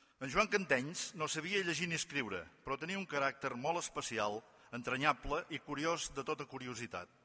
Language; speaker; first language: Catalan; native; Catalan